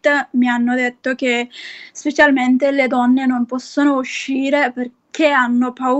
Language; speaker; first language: Italian; non-native, fluent; Persian